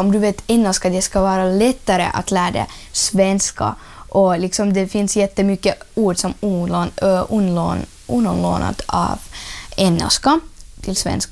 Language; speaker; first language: Swedish; non-native, learner; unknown